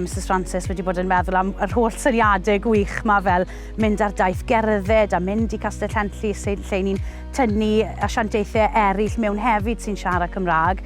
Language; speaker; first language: Welsh; native; Welsh